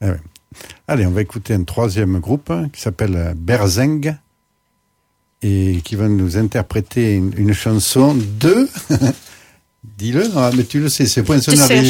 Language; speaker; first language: French; native; French